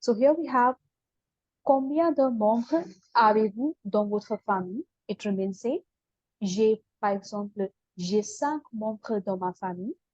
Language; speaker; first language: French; non-native, fluent; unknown